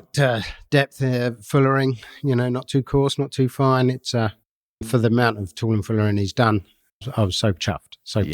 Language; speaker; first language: English; native; English